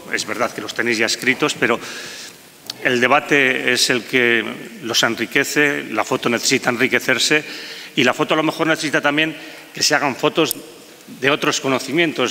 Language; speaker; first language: Spanish; native; Spanish